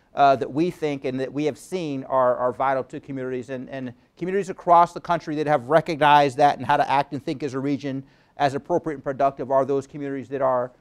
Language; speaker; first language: English; native; English